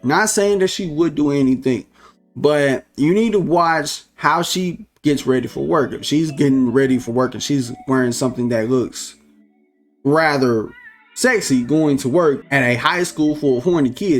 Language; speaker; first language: English; native; English